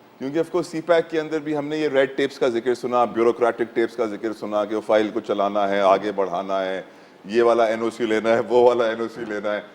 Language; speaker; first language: Urdu; native; Urdu